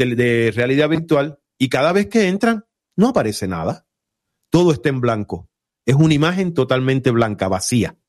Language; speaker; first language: Spanish; native; Spanish